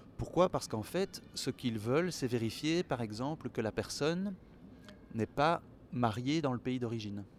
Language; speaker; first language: French; native; French